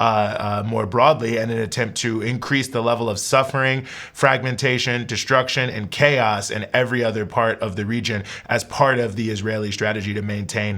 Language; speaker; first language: English; native; English